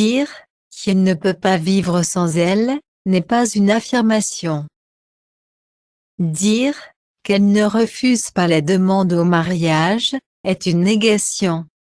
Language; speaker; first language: French; non-native, fluent; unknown